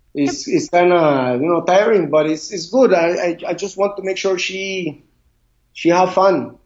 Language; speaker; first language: English; non-native, learner; Spanish